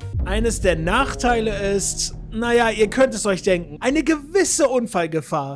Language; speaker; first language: German; native; German